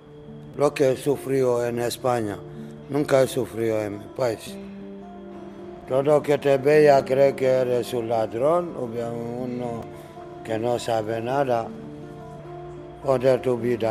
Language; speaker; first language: Spanish; non-native, learner; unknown